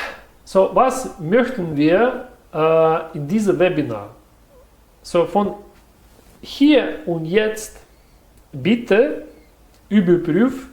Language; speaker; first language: German; non-native, learner; Russian